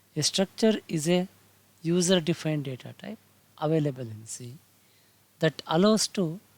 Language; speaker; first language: English; non-native, local second language; Kannada